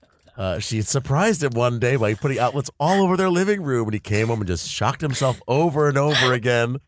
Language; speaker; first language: English; native; English